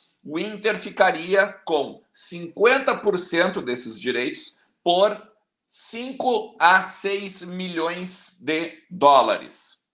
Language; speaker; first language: Portuguese; native; Portuguese